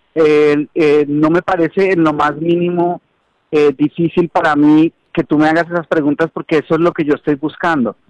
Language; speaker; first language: Spanish; native; Spanish